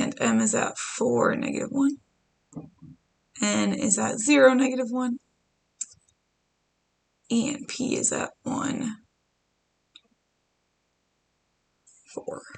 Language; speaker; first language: English; native; English